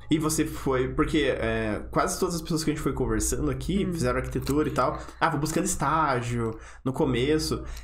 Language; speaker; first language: Portuguese; native; Portuguese